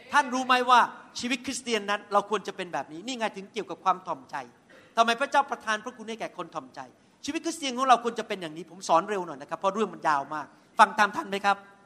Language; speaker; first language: Thai; native; Thai